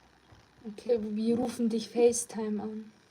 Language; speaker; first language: German; early bilingual, other home language; Turkish